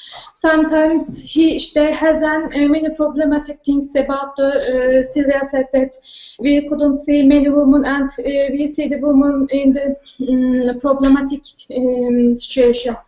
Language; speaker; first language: English; non-native, learner; Turkish